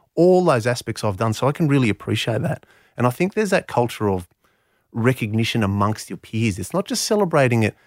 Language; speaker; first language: English; non-native, local second language; Greek